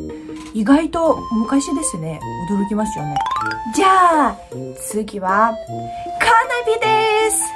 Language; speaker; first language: Japanese; non-native, fluent; Russian